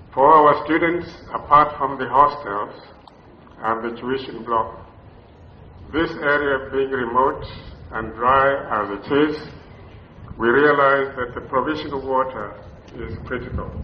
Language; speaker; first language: English; non-native, local second language; Luyia